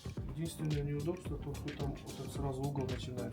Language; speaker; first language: Russian; native; Russian